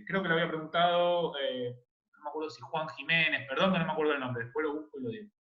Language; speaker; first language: Spanish; native; Spanish